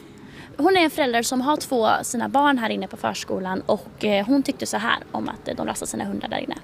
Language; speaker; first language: Swedish; native; Swedish